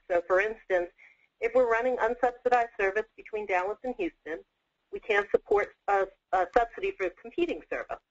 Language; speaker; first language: English; native; English